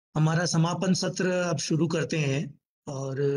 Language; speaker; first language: Hindi; native; Hindi